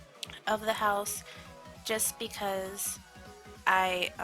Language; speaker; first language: English; native; English